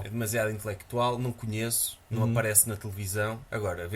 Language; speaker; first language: Portuguese; native; Portuguese